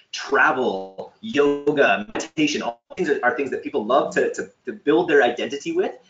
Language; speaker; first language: English; native; English